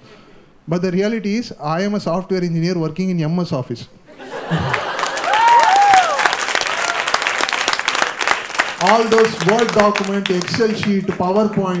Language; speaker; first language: English; non-native, local second language; Tamil